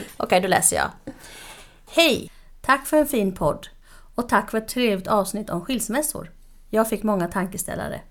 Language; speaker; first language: Swedish; native; Swedish